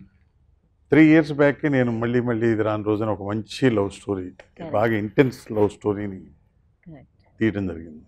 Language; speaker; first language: Telugu; native; Telugu